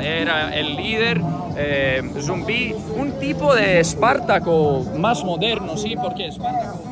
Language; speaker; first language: Spanish; non-native, fluent; Portuguese